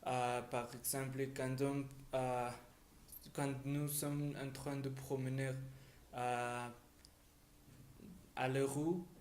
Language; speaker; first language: French; non-native, learner; Spanish